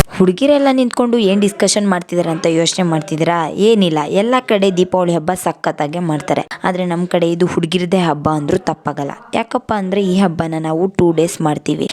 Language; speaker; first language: Kannada; non-native, local second language; Lambadi